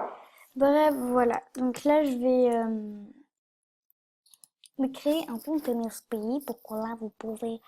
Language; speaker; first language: French; native; French